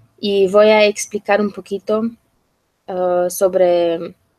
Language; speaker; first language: Spanish; non-native, learner; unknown